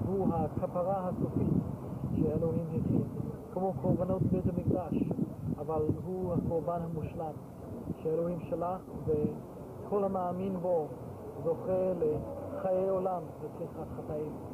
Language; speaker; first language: Hebrew; non-native, fluent; English